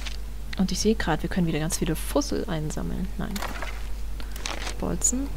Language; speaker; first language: German; native; German